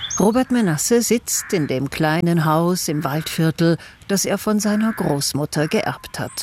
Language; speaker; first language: German; native; German